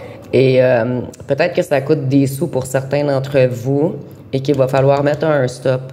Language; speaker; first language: French; native; French